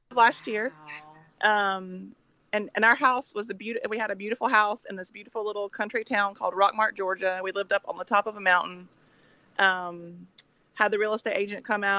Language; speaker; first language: English; native; English